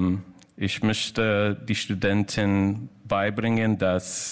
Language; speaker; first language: German; non-native, learner; English